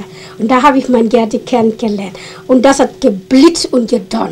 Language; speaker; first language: German; non-native, local second language; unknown